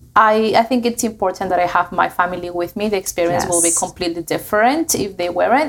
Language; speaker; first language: English; non-native, fluent; Spanish